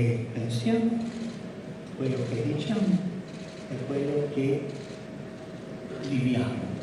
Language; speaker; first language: Italian; non-native, fluent; Spanish